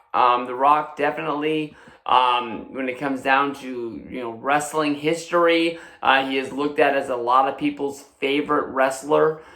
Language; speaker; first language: English; native; English